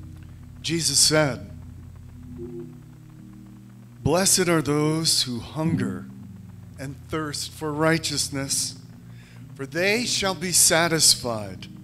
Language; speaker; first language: English; native; English